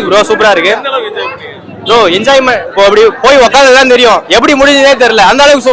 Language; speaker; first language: Tamil; native; Tamil